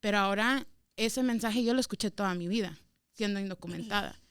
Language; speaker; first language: Spanish; early bilingual, heritage; Spanish